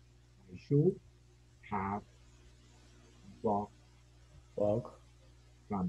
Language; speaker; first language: English; non-native, fluent; Spanish